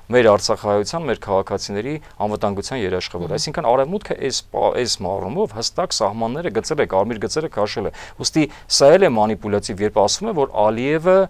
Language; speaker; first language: Armenian; native; Armenian